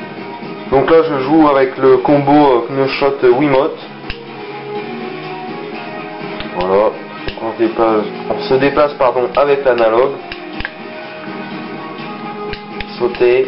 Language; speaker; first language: French; native; French